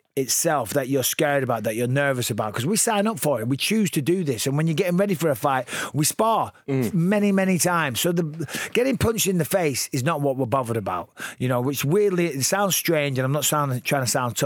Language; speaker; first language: English; native; English